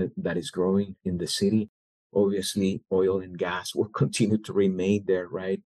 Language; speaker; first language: English; early bilingual, other home language; Spanish